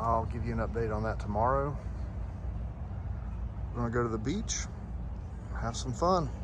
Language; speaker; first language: English; native; English